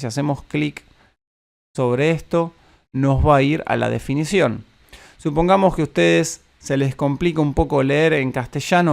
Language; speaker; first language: Spanish; native; Spanish